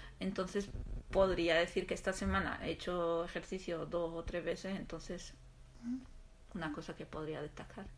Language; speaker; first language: Spanish; non-native, fluent; Arabic